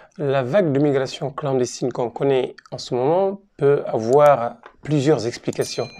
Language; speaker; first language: French; native; French